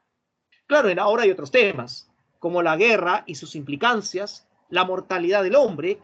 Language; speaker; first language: Spanish; native; Spanish